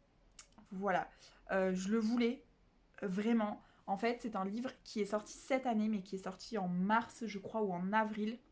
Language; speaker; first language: French; native; French